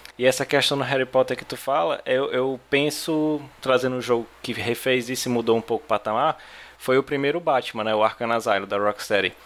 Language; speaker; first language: Portuguese; native; Portuguese